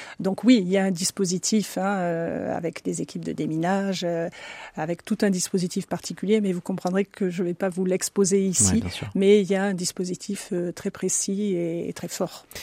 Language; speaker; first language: French; native; French